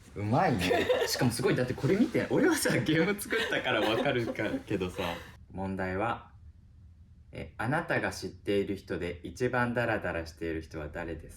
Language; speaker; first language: Japanese; native; Japanese